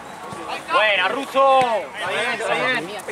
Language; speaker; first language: Spanish; native; Spanish